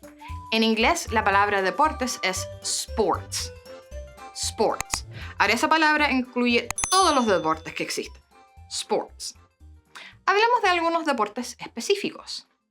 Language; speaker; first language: Spanish; non-native, fluent; English